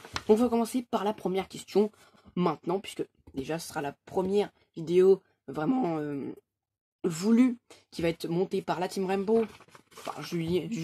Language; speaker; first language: French; native; French